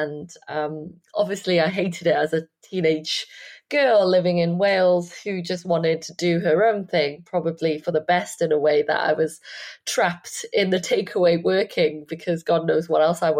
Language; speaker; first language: English; native; English